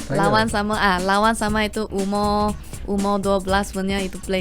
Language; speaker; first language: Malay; non-native, local second language; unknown